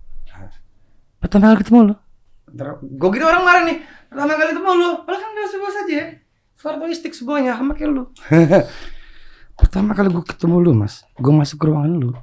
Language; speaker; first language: Indonesian; native; Indonesian